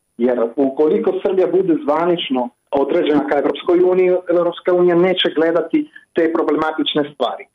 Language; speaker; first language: Croatian; non-native, fluent; Italian